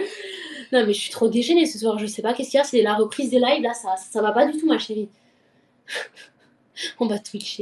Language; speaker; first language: French; native; French